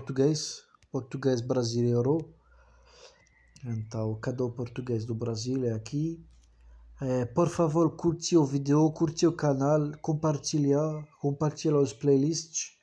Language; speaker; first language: Portuguese; non-native, learner; French